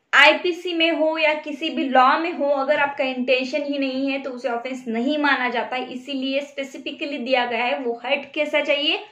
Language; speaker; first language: Hindi; non-native, local second language; Marathi